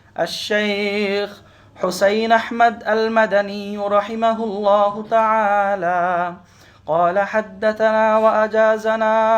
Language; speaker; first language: Arabic; non-native, fluent; Bangla